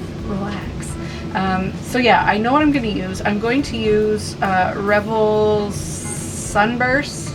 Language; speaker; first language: English; native; English